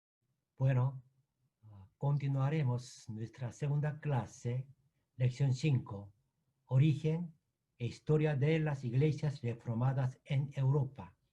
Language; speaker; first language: Spanish; non-native, fluent; Korean